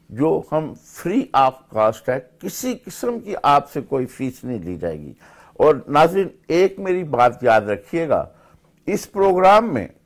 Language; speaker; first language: Urdu; native; Urdu